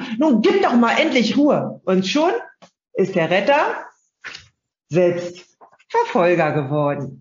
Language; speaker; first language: German; native; German